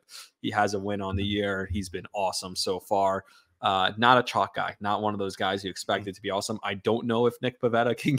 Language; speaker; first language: English; native; English